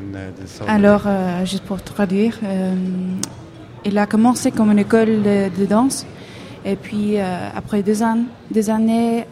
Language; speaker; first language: French; non-native, fluent; Hebrew